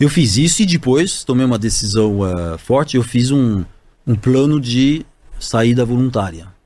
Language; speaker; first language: Portuguese; non-native, fluent; French